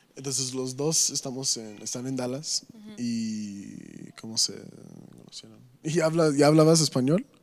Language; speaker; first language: Spanish; non-native, fluent; English